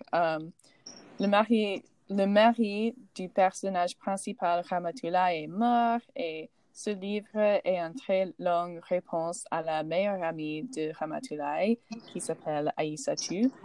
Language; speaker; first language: French; non-native, learner; English